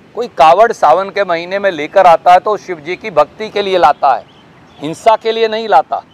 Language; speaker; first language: Hindi; native; Hindi